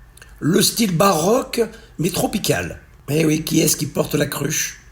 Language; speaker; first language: French; native; French